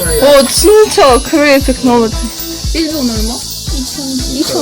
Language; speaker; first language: Korean; non-native, learner; Russian